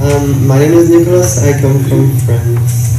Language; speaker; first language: English; non-native, learner; French